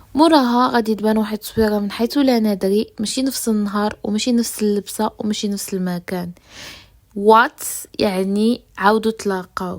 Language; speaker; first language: Arabic; native; Arabic